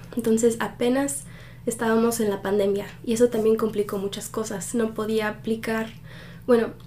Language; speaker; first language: Spanish; early bilingual, heritage; Spanish